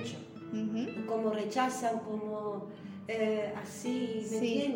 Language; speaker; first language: Spanish; non-native, learner; Arabic